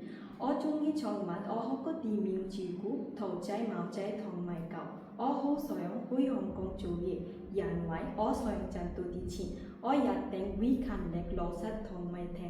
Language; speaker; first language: Cantonese; non-native, learner; Bangla